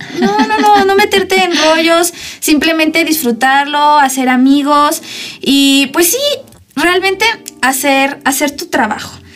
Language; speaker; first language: Spanish; native; Spanish